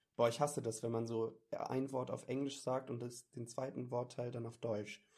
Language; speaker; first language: German; native; German